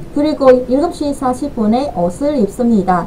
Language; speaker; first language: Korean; non-native, fluent; Vietnamese